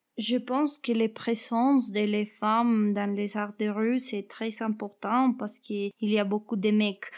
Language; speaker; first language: French; non-native, learner; Spanish